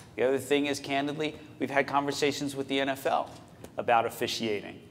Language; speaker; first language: English; native; English